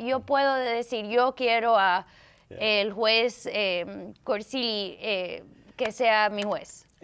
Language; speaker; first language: Spanish; early bilingual, heritage; Spanish